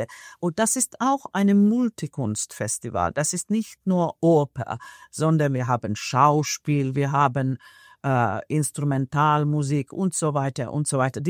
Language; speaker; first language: German; non-native, fluent; Finnish